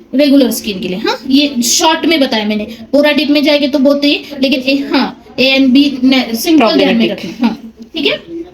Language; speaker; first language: Hindi; non-native, local second language; Marathi